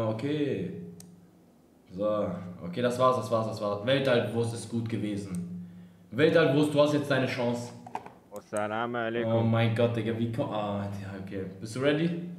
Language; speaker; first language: German; native; German